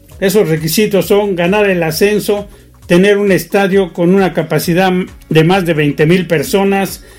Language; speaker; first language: Spanish; native; Spanish